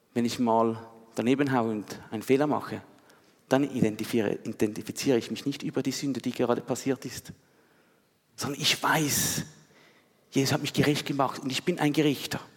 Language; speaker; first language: German; native; German